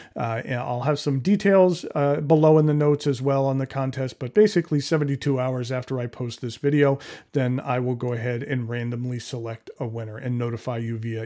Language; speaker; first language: English; native; English